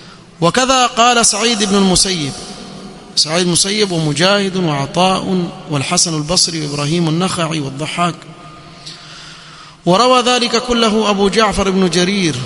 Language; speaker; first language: Arabic; non-native, fluent; Swahili